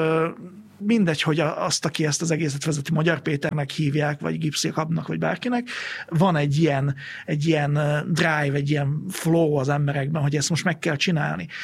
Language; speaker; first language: Hungarian; native; Hungarian